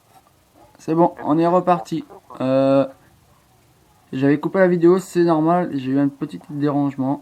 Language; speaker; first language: French; native; French